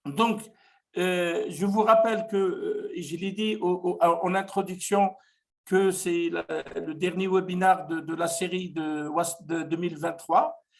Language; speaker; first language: French; non-native, local second language; Arabic